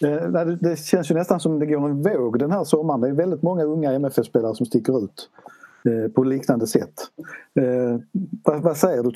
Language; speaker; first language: Swedish; native; Swedish